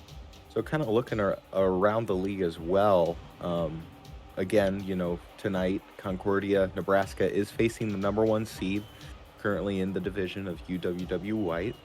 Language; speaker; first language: English; native; English